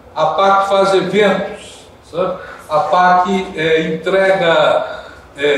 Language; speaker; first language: Portuguese; non-native, fluent; Dutch